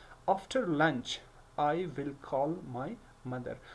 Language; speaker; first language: English; non-native, learner; Hazaragi